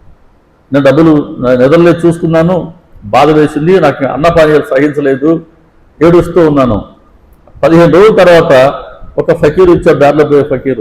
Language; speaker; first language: Telugu; native; Telugu